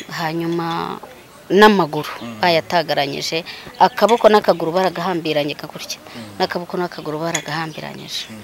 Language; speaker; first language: Kinyarwanda; native; Kinyarwanda